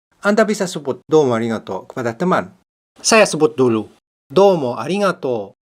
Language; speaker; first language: Indonesian; non-native, fluent; Japanese